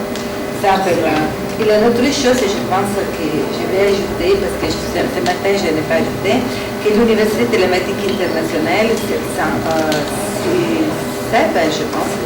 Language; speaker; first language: French; non-native, learner; Italian